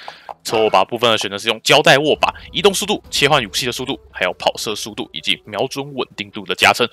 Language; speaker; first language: Chinese; native; Chinese